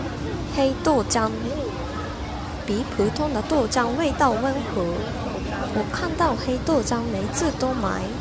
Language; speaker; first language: Chinese; non-native, learner; Japanese